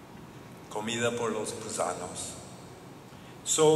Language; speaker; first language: Spanish; non-native, learner; English